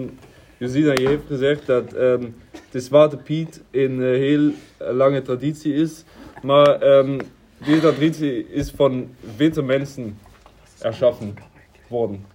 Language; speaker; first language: Dutch; non-native, learner; German